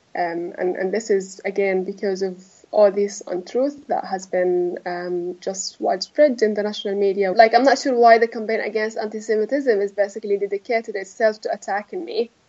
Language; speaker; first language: English; non-native, fluent; Arabic